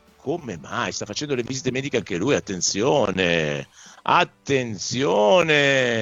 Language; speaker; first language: Italian; native; Italian